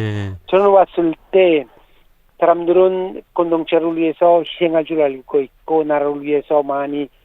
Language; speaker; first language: Korean; non-native, learner; Italian